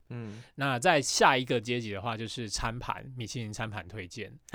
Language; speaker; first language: Chinese; native; Chinese